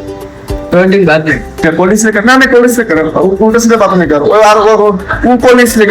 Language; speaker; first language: Hindi; non-native, learner; Bangla